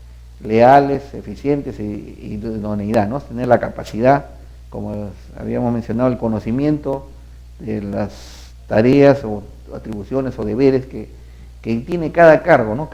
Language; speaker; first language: Spanish; native; Spanish